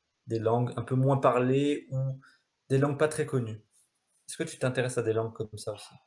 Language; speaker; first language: French; native; French